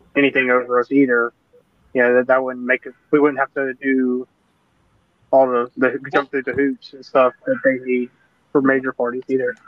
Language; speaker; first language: English; native; English